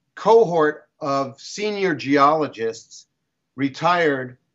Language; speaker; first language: English; native; English